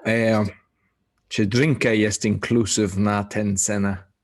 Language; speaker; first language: Polish; non-native, learner; English